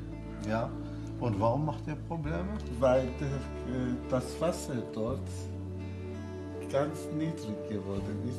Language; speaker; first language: German; non-native, learner; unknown